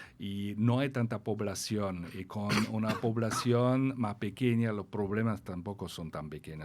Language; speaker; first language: Spanish; non-native, fluent; German